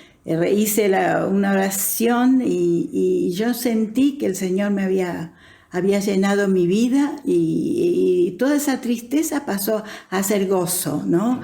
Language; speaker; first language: Spanish; native; Spanish